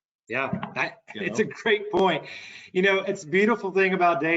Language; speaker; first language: English; native; English